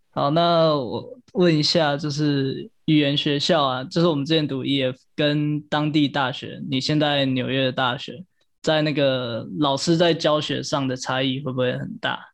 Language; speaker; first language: Chinese; native; Chinese